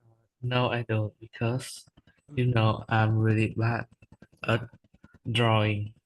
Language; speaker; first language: English; non-native, learner; Vietnamese